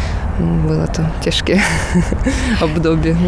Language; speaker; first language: Czech; non-native, fluent; Ukrainian